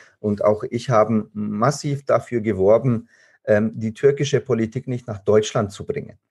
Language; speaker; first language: German; early bilingual, other home language; Turkish